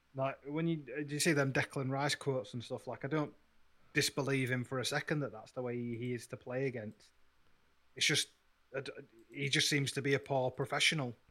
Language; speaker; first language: English; native; English